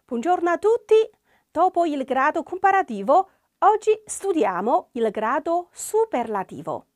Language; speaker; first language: Italian; non-native, learner; Chinese